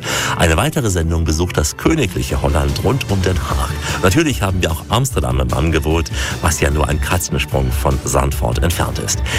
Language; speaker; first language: German; native; German